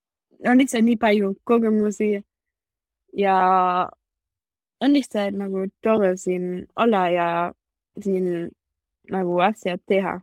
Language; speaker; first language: Estonian; non-native, learner; German